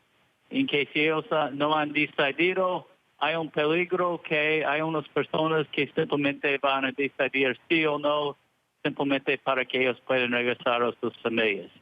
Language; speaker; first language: Spanish; non-native, fluent; English